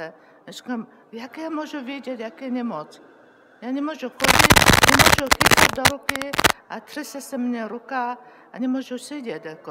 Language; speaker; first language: Czech; non-native, learner; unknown